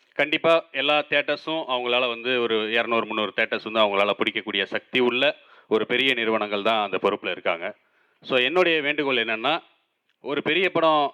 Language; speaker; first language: Tamil; native; Tamil